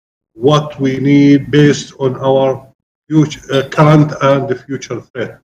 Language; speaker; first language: English; non-native, fluent; Arabic